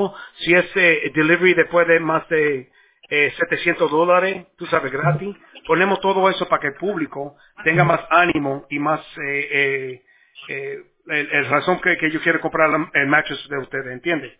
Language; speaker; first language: Spanish; early bilingual, heritage; Spanish